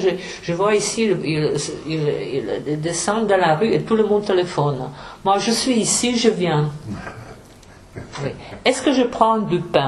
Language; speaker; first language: French; non-native, fluent; Czech